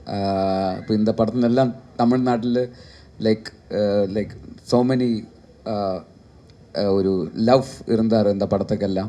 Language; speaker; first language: Tamil; non-native, learner; Malayalam